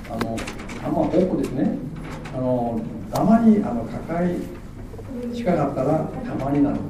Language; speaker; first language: Japanese; non-native, learner; Korean